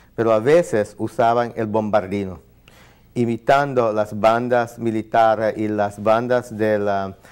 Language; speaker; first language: Spanish; non-native, fluent; English